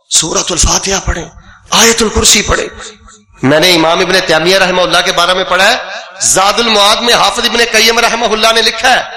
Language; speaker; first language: Urdu; non-native, local second language; Punjabi